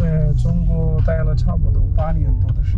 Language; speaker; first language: Chinese; non-native, fluent; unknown